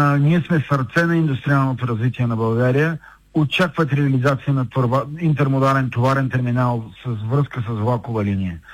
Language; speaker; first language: Bulgarian; native; Bulgarian